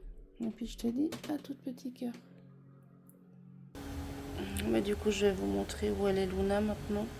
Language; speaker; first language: French; native; French